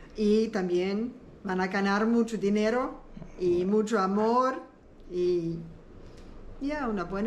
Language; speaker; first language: Spanish; non-native, learner; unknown